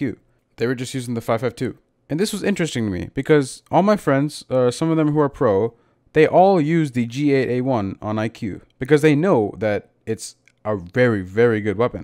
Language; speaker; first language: English; native; English